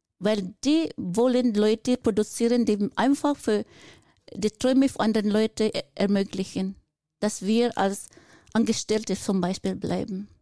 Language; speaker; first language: German; non-native, fluent; Filipino